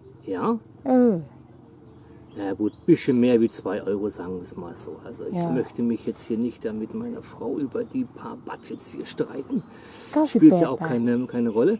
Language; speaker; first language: German; native; German